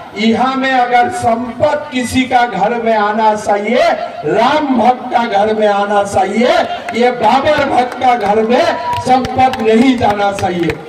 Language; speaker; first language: Hindi; non-native, local second language; Assamese